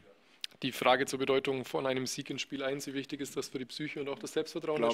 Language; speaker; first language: German; native; German